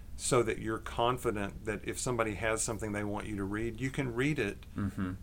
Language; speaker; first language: English; native; English